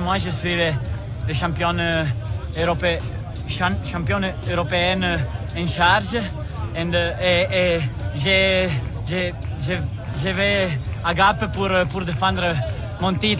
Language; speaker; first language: French; non-native, learner; Italian